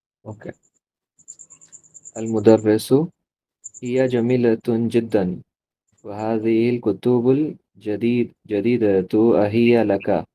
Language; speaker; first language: Arabic; non-native, learner; Urdu